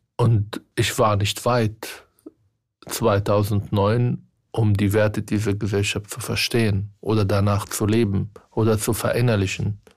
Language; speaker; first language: German; non-native, fluent; Arabic